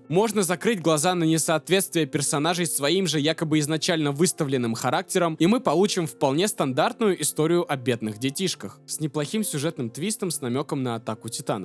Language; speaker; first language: Russian; native; Russian